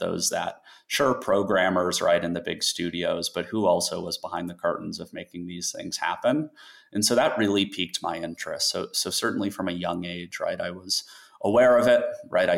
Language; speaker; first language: English; native; English